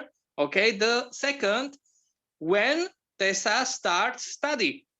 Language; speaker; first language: English; non-native, learner; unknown